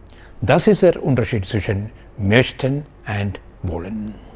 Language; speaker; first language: German; non-native, fluent; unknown